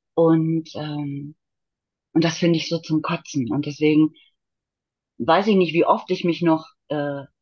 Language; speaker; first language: German; native; German